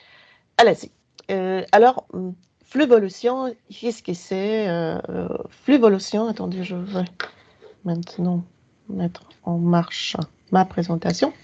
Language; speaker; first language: French; non-native, fluent; Polish